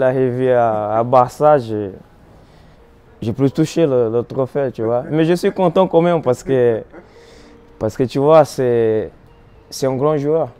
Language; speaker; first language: French; non-native, fluent; Portuguese